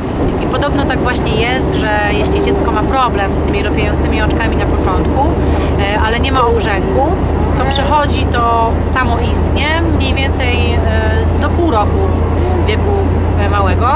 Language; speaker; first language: Polish; native; Polish